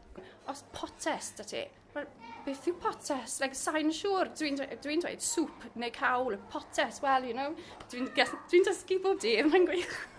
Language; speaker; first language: Welsh; non-native, learner; English